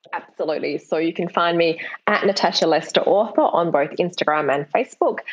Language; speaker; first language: English; native; English